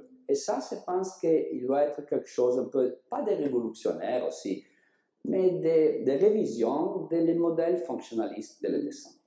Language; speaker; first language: French; non-native, learner; Italian